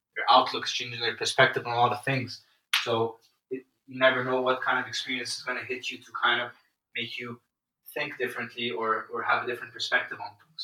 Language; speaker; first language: English; non-native, fluent; Arabic